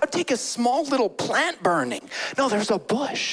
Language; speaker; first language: English; native; English